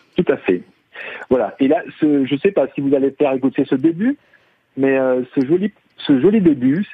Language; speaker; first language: French; native; French